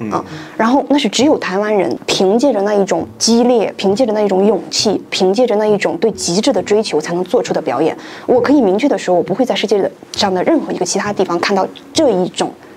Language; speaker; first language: Chinese; native; Chinese